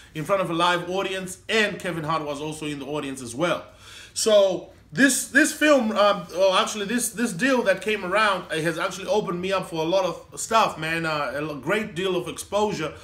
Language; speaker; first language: English; non-native, local second language; Shona